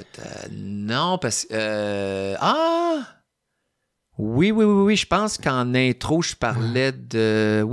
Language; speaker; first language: French; native; French